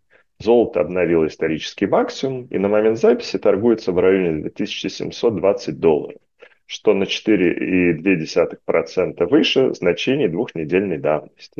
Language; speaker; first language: Russian; native; Russian